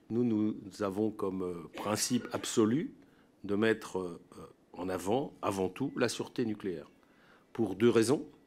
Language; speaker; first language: French; native; French